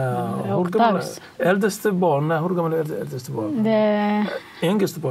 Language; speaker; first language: Swedish; non-native, learner; Somali